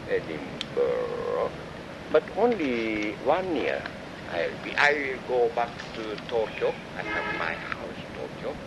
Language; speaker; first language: English; non-native, learner; Japanese